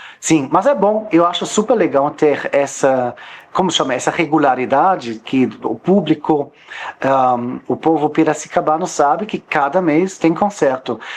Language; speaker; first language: Portuguese; non-native, fluent; German